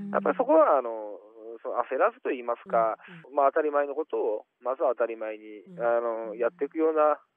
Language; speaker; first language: Japanese; native; Japanese